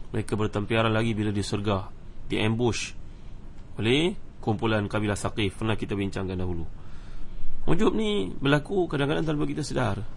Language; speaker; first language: Malay; native; Malay